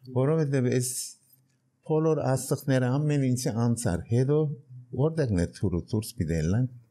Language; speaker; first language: Armenian; early bilingual, heritage; Armenian